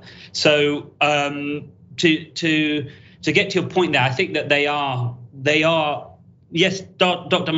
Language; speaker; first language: English; native; English